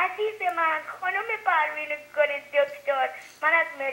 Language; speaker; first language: Persian; native; Persian